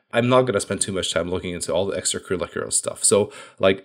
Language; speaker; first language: English; non-native, fluent; Hungarian